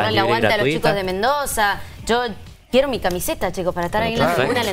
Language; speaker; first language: Spanish; native; Spanish